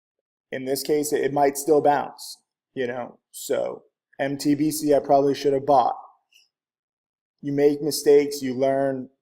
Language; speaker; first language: English; native; English